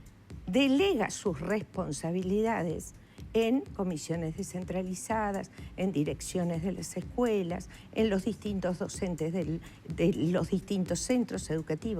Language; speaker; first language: Spanish; native; Spanish